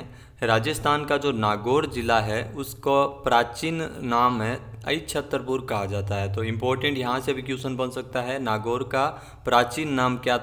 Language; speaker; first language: Hindi; native; Hindi